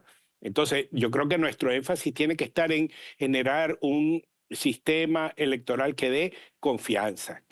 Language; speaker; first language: Spanish; native; Spanish